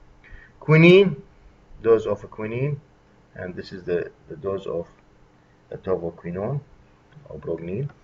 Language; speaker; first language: English; non-native, fluent; Arabic